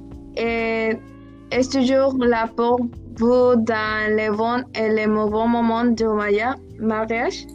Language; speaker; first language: French; non-native, learner; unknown